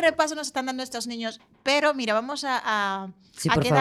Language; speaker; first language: Spanish; native; Spanish